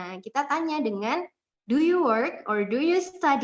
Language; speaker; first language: English; non-native, fluent; Indonesian